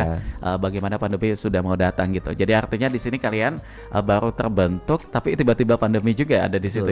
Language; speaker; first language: Indonesian; native; Indonesian